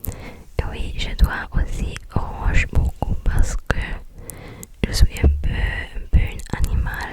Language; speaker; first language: French; non-native, learner; English